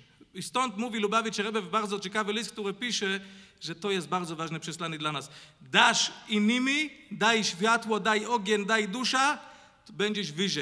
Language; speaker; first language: Polish; non-native, learner; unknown